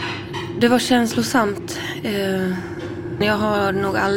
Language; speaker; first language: Swedish; native; Swedish